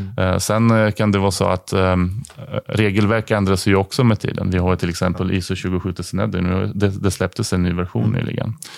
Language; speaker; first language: Swedish; non-native, fluent; Ukrainian